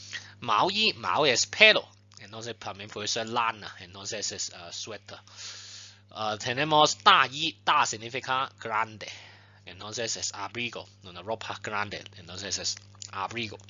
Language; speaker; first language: Spanish; non-native, fluent; Chinese